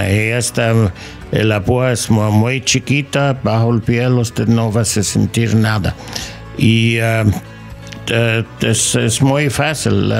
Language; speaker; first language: Spanish; non-native, learner; English